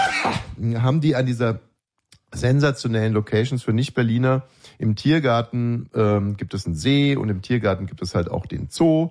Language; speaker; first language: German; native; German